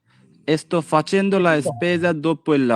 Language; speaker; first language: Italian; non-native, learner; Bangla